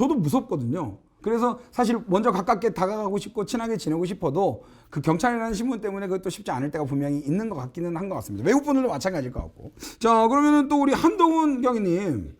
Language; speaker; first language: Korean; native; Korean